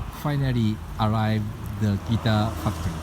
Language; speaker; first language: English; non-native, learner; Japanese